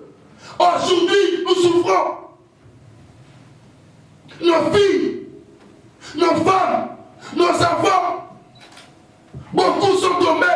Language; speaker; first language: French; non-native, local second language; Lingala